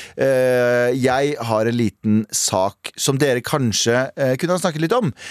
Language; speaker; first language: Norwegian; early bilingual, other home language; Kurdish